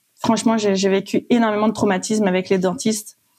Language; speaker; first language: French; native; French